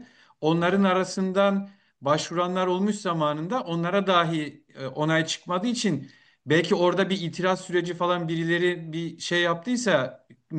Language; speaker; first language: Turkish; native; Turkish